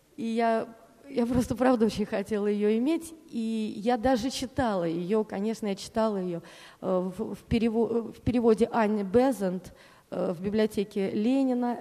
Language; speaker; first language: Russian; native; Russian